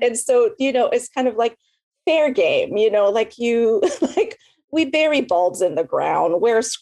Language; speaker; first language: English; native; English